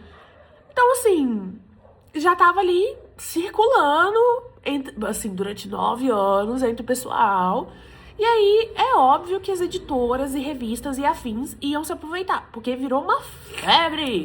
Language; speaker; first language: Portuguese; native; Portuguese